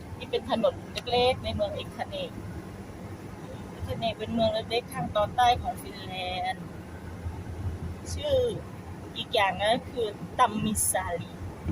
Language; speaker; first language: Thai; native; Thai